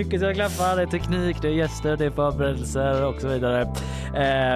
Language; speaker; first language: Swedish; native; Swedish